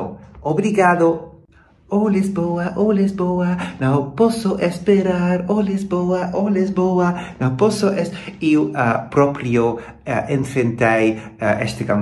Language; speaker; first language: Portuguese; non-native, learner; Dutch